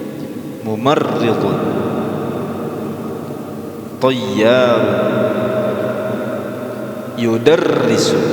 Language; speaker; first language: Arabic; non-native, fluent; Indonesian